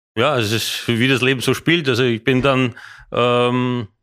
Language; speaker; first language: German; native; German